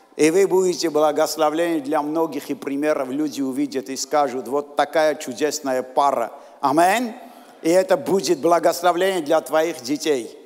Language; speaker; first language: Russian; non-native, local second language; Armenian